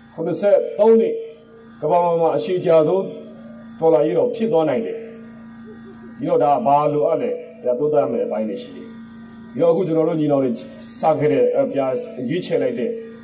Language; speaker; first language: Burmese; non-native, local second language; S'gaw Karen